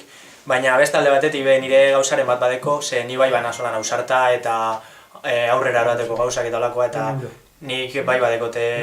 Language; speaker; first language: Basque; native; Basque